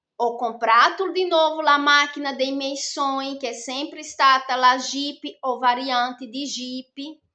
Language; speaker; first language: Italian; non-native, fluent; Portuguese